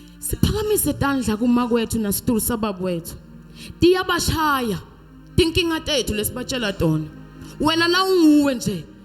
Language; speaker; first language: Zulu; non-native, local second language; Swati